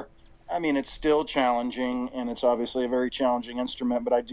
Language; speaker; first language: English; native; English